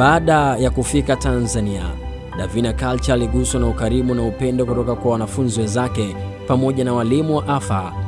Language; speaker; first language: Swahili; native; Swahili